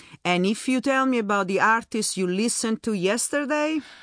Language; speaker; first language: English; non-native, fluent; Italian